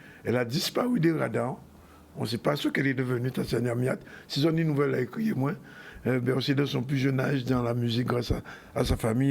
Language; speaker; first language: French; native; French